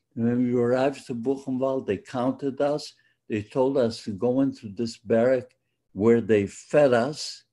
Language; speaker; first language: English; non-native, fluent; Polish